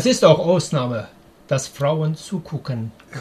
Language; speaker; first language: German; non-native, learner; Persian